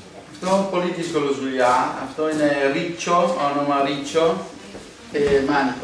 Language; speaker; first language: Greek; non-native, learner; Italian